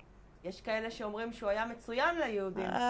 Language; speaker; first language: Hebrew; native; Hebrew